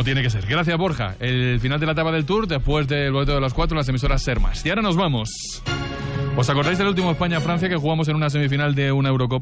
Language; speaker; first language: Spanish; native; Spanish